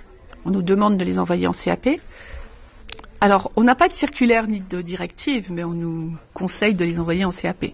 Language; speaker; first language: French; native; French